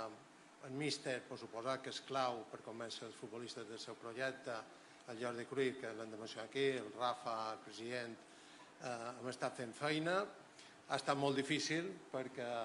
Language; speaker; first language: Catalan; native; Catalan